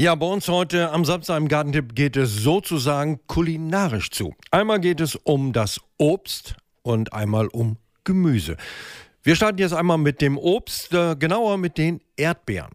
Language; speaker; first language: German; native; German